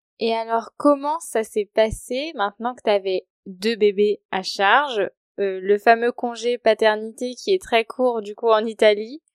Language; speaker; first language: French; native; French